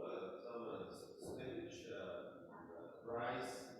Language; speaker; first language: English; non-native, local second language; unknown